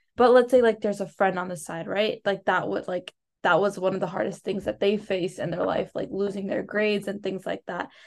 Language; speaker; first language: English; early bilingual, other home language; Telugu